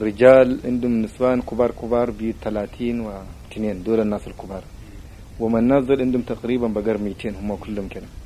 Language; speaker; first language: Arabic; native; Arabic